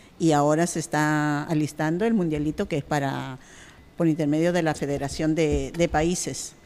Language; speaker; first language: Spanish; native; Spanish